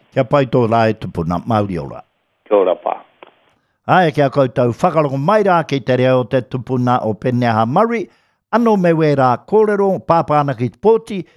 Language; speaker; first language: Māori; native; Māori